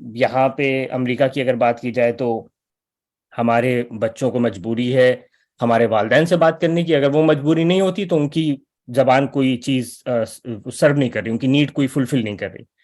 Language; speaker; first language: Urdu; native; Urdu